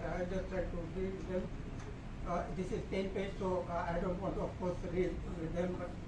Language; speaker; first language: English; non-native, local second language; Marathi